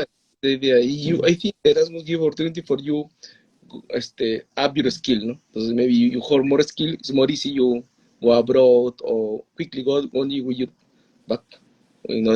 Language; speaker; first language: English; non-native, learner; Spanish